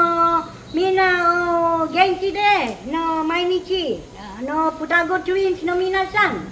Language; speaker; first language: Japanese; non-native, learner; Filipino